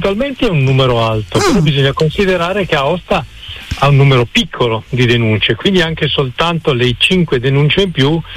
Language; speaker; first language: Italian; native; Italian